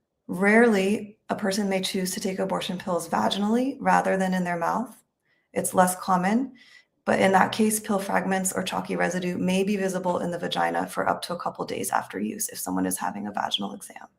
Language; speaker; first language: English; native; English